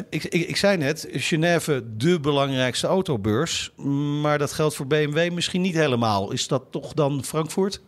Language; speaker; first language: Dutch; native; Dutch